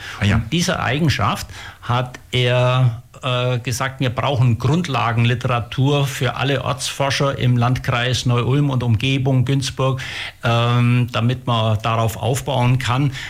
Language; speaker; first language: German; native; German